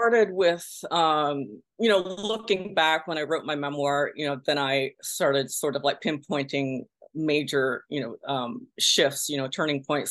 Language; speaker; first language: English; early bilingual, other home language; Pennsylvania German